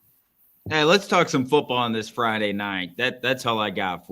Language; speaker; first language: English; native; English